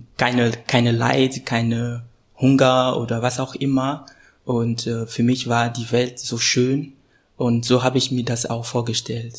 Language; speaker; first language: German; non-native, fluent; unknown